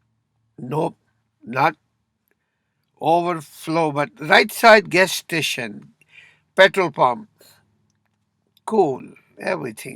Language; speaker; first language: English; non-native, learner; Urdu